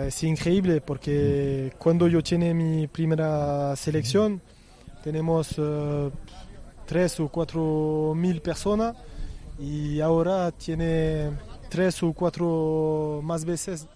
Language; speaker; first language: Spanish; non-native, learner; French